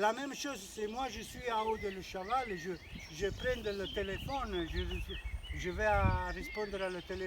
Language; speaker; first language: French; non-native, learner; Italian